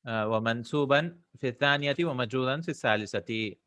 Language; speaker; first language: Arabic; non-native, fluent; English